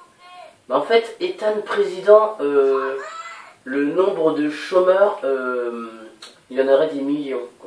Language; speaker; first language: French; native; French